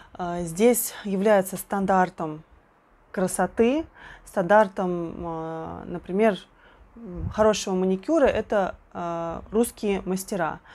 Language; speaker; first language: Russian; native; Russian